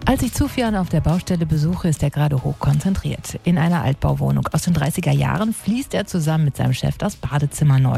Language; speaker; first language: German; native; German